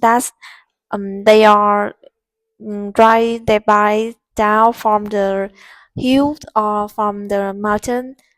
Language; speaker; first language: English; non-native, learner; Vietnamese